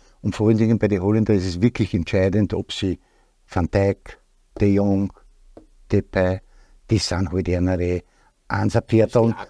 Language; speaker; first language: German; native; German